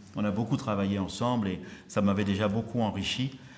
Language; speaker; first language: French; native; French